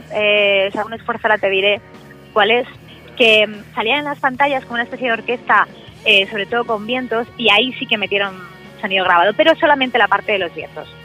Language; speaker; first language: Spanish; native; Spanish